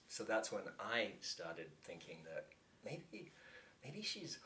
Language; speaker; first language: English; native; English